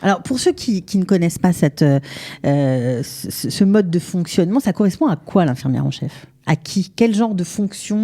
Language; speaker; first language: French; native; French